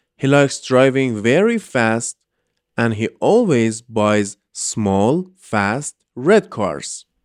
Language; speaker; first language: English; non-native, fluent; Persian